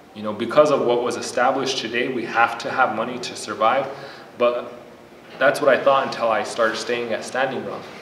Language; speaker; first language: English; native; English